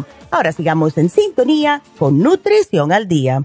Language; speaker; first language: Spanish; native; Spanish